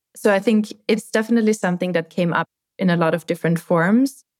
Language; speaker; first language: English; non-native, fluent; German